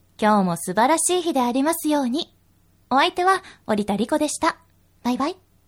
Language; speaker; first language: Japanese; native; Japanese